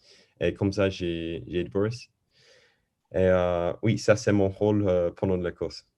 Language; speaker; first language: French; non-native, learner; English